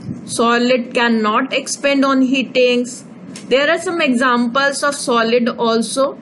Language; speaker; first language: English; non-native, local second language; Hindi